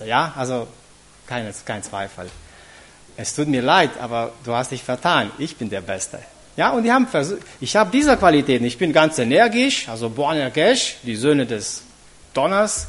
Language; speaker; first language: German; non-native, fluent; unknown